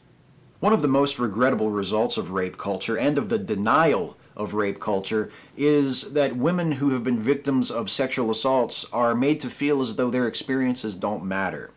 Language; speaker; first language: English; native; English